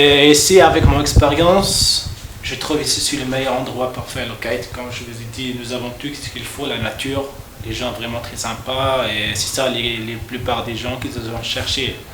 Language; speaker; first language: French; non-native, learner; Malagasy